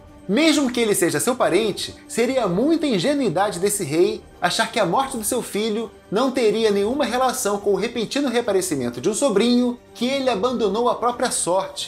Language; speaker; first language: Portuguese; native; Portuguese